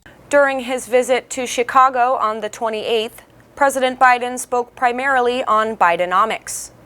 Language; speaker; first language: English; native; English